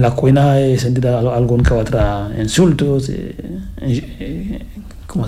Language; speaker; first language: Catalan; non-native, fluent; Fula